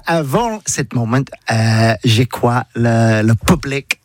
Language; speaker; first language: French; non-native, learner; English